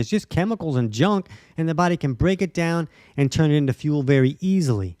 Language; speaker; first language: English; native; English